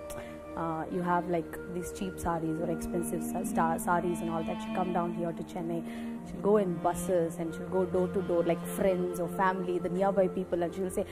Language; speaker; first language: English; non-native, local second language; Telugu